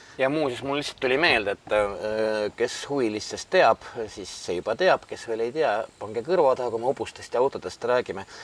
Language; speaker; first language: Estonian; native; Estonian